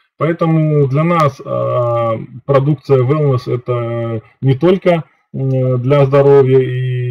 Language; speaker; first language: Russian; native; Russian